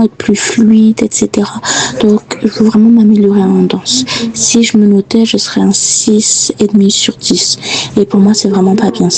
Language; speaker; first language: French; native; French